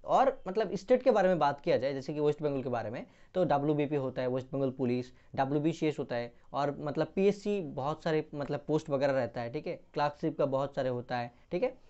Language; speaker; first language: Hindi; non-native, local second language; Bangla